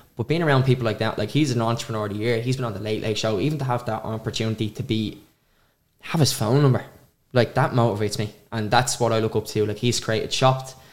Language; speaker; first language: English; native; English